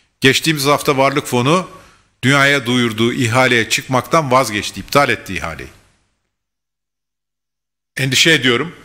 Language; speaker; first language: Turkish; native; Turkish